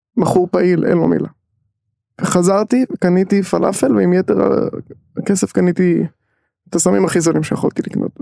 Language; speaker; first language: Hebrew; native; Hebrew